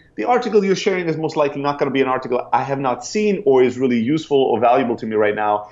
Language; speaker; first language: English; non-native, fluent; German